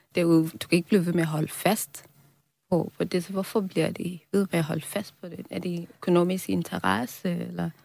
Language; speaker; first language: Danish; non-native, fluent; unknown